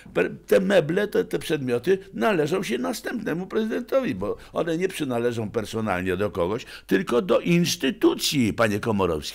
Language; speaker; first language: Polish; native; Polish